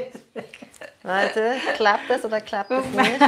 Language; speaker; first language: German; native; German